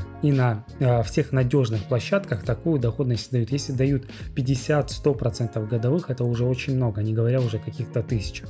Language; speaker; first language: Russian; native; Russian